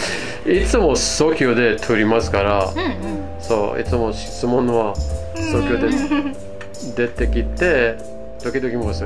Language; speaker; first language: Japanese; non-native, fluent; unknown